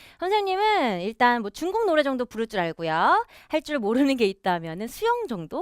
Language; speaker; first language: Korean; native; Korean